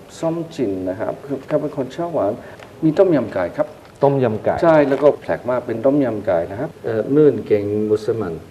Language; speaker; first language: Thai; non-native, fluent; English